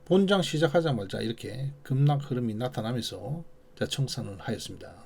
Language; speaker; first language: Korean; native; Korean